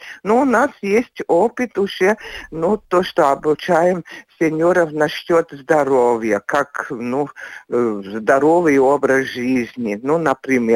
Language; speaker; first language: Russian; non-native, local second language; Latvian